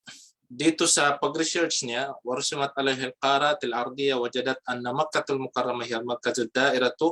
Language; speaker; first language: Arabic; non-native, fluent; Filipino